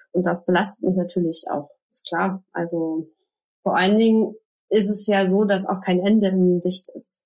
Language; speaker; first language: German; native; German